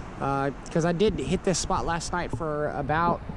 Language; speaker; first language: English; native; English